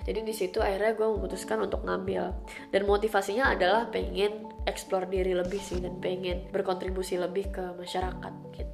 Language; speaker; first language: Indonesian; native; Indonesian